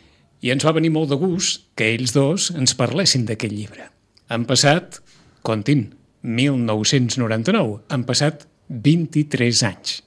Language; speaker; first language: Catalan; native; Catalan